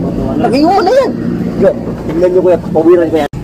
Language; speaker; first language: Filipino; non-native, local second language; Cebuano